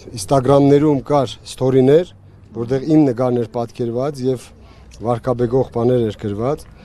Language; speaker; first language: Armenian; native; Armenian